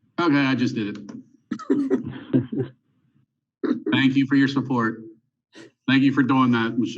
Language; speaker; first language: English; native; English